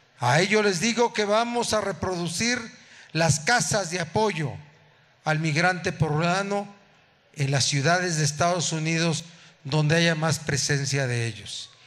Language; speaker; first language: Spanish; native; Spanish